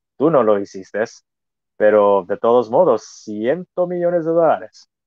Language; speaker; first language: Spanish; native; Spanish